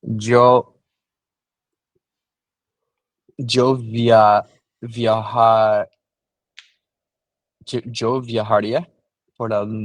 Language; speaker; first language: Spanish; non-native, learner; English